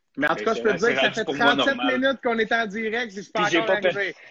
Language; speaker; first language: French; native; French